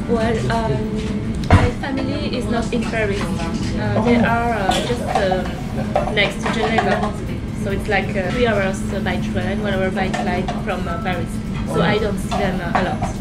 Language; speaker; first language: English; non-native, learner; French